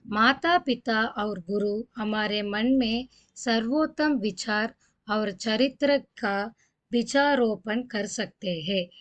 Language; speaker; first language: Hindi; non-native, local second language; Tamil